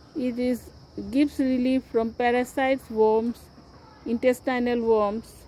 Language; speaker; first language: English; non-native, local second language; Assamese